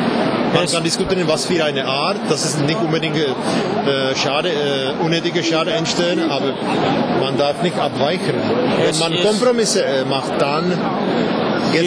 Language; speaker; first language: German; non-native, fluent; Czech